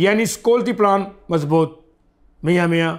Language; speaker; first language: Arabic; non-native, learner; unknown